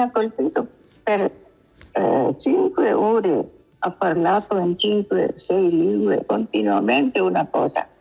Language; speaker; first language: Italian; non-native, learner; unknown